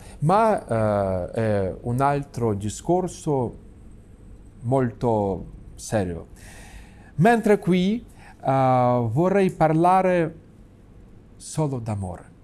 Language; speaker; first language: Italian; non-native, fluent; Russian